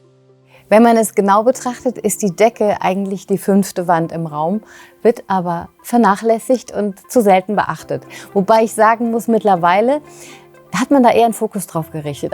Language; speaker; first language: German; native; German